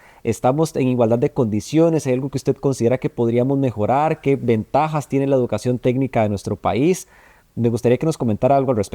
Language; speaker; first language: Spanish; native; Spanish